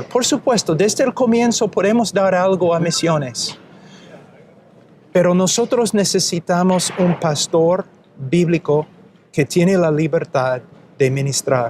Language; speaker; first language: Spanish; non-native, fluent; English